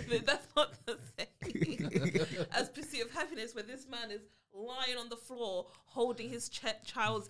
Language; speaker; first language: English; native; English